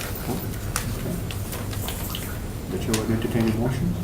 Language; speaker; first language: English; native; English